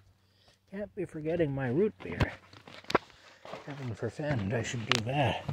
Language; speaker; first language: English; native; English